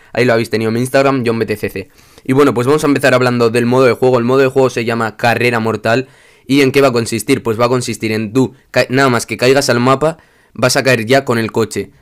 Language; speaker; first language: Spanish; native; Spanish